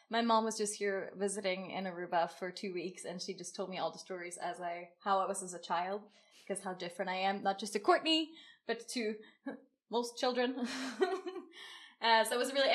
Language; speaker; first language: English; non-native, fluent; Swedish